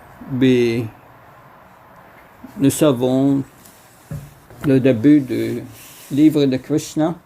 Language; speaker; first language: French; non-native, fluent; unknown